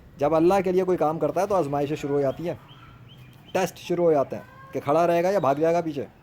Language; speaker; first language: Urdu; native; Urdu